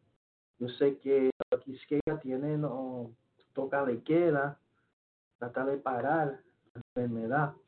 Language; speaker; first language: Spanish; early bilingual, heritage; Spanish